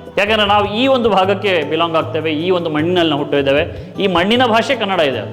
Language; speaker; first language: Kannada; non-native, local second language; Urdu